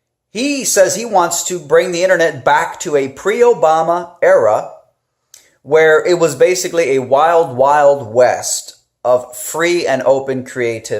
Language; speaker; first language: English; native; English